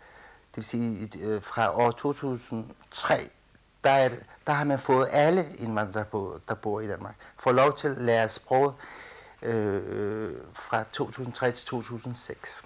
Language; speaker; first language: Danish; early bilingual, other home language; Kurdish